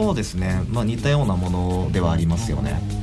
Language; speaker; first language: Japanese; native; Japanese